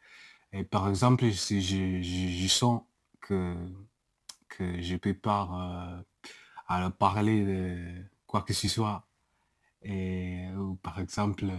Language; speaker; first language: French; non-native, learner; English